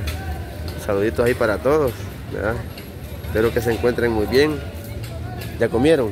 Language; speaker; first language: Spanish; native; Spanish